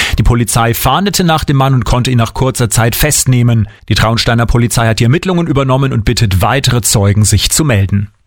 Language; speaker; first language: German; native; German